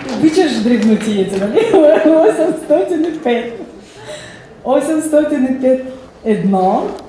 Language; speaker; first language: Bulgarian; early bilingual, heritage; Bulgarian